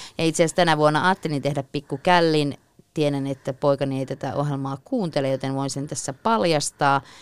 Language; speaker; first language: Finnish; native; Finnish